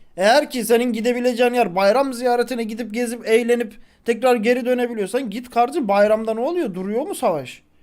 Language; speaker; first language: Turkish; native; Turkish